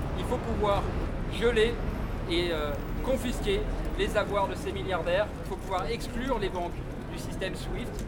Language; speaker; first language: French; native; French